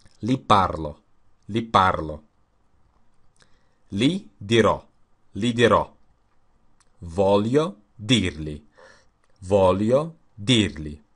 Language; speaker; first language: Italian; non-native, learner; Russian